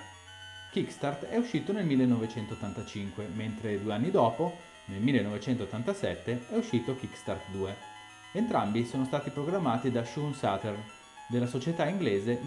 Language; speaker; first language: Italian; native; Italian